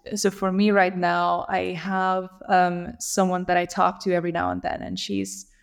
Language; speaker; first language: English; non-native, fluent; Lithuanian